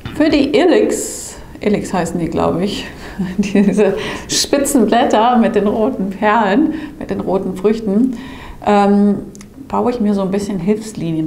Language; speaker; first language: German; native; German